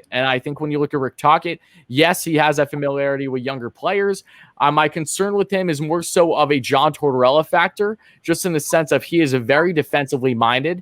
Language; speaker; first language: English; native; English